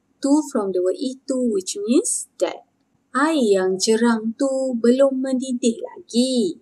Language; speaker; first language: English; non-native, local second language; Malay